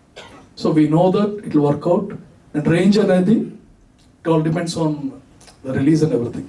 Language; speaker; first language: Telugu; native; Telugu